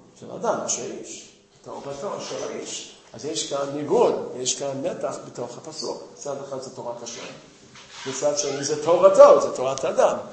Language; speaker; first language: Hebrew; non-native, fluent; English